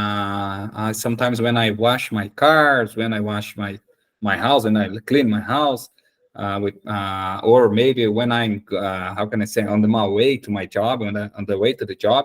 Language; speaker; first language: English; non-native, fluent; Portuguese